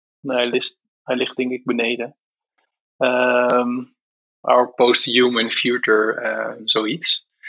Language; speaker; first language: Dutch; native; Dutch